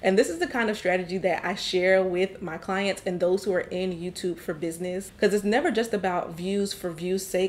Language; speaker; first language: English; native; English